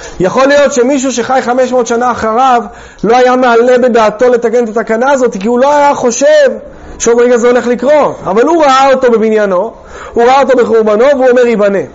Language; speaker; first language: Hebrew; native; Hebrew